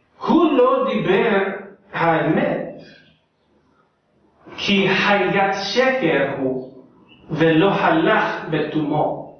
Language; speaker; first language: Hebrew; non-native, learner; English